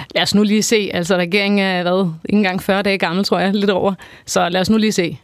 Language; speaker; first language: Danish; early bilingual, other home language; Persian